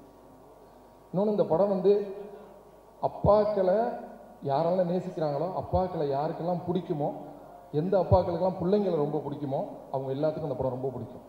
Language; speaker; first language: Tamil; native; Tamil